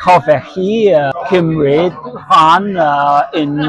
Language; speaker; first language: Welsh; non-native, learner; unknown